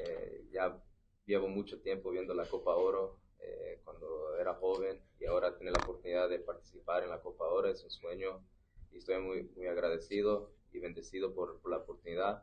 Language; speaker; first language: Spanish; early bilingual, heritage; English